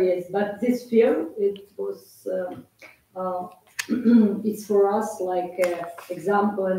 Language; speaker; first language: English; non-native, learner; Russian